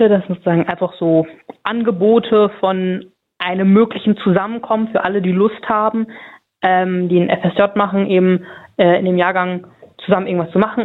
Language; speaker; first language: German; native; German